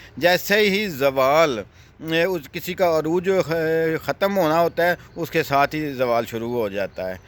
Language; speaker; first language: Urdu; non-native, local second language; Punjabi